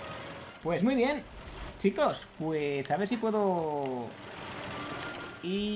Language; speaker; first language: Spanish; native; Spanish